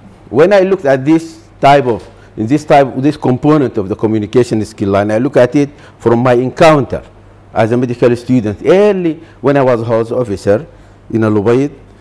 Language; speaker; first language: English; non-native, fluent; Arabic